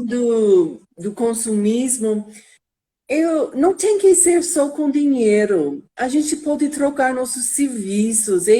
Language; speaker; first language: Portuguese; non-native, fluent; English